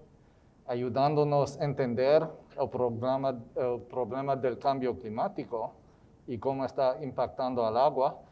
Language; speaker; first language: Spanish; non-native, fluent; English